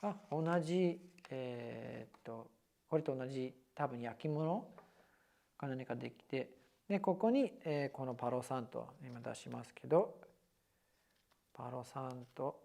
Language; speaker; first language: Japanese; non-native, fluent; English